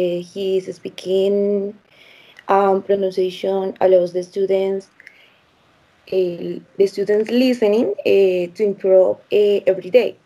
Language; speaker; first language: English; non-native, learner; Spanish